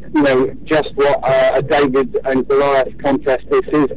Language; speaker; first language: English; native; English